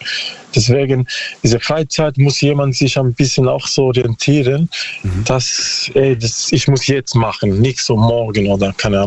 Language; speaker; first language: German; non-native, learner; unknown